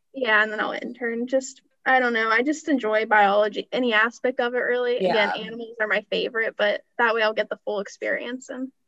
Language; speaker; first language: English; native; English